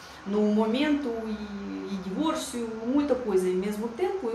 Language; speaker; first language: Portuguese; non-native, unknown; Russian